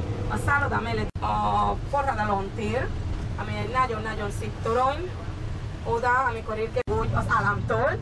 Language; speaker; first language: Hungarian; non-native, fluent; Spanish